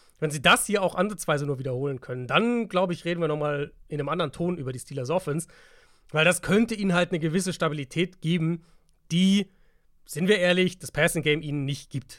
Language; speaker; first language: German; native; German